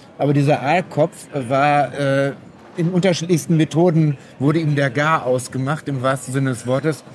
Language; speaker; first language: German; native; German